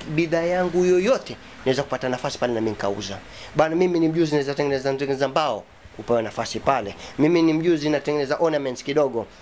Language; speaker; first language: Swahili; native; Swahili